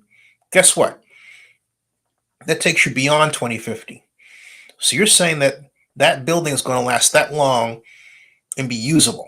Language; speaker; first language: English; native; English